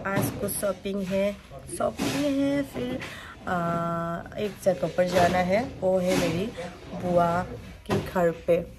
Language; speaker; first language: Hindi; non-native, local second language; Assamese